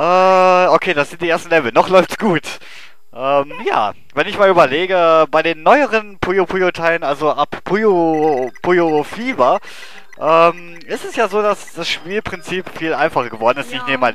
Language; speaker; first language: German; native; German